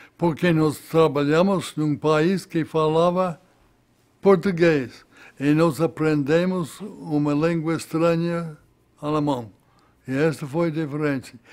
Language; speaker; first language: Portuguese; non-native, fluent; English